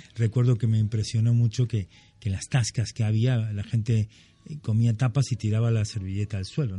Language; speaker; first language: Spanish; non-native, fluent; German